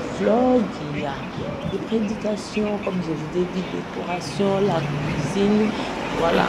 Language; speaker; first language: French; non-native, local second language; Lingala